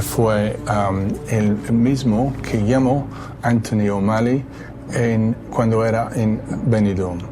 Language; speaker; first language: Spanish; non-native, fluent; English